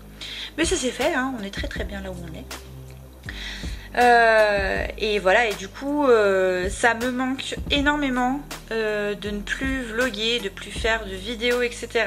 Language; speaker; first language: French; native; French